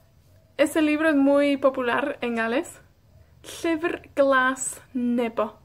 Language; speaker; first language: Spanish; non-native, fluent; Welsh